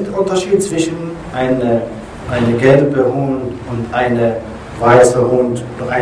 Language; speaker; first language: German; non-native, learner; Arabic